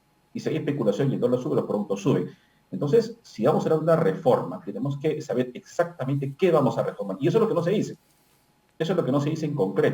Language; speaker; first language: Spanish; native; Spanish